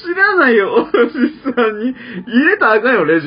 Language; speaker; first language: Japanese; native; Japanese